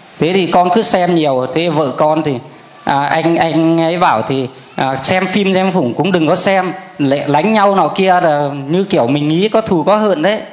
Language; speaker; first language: Vietnamese; non-native, local second language; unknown